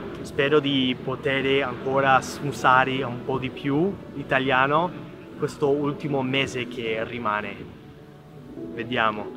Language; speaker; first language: Italian; non-native, fluent; English